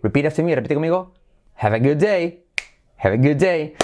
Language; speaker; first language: English; non-native, fluent; Spanish